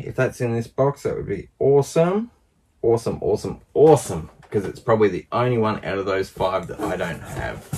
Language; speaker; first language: English; native; English